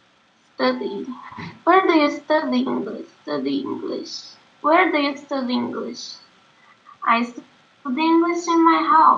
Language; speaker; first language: English; non-native, learner; Portuguese